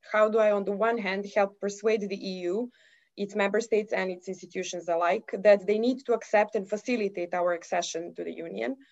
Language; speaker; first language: English; non-native, fluent; Serbian